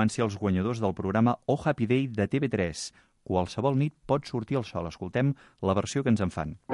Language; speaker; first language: Catalan; native; Catalan